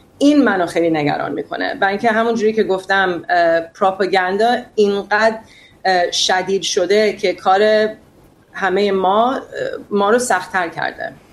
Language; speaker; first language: Persian; early bilingual, heritage; Persian